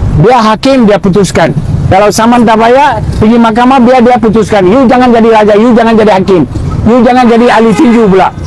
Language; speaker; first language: Malay; native; Malay